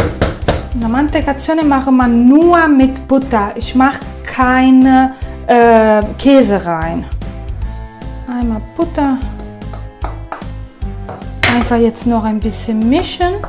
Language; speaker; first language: German; non-native, fluent; Italian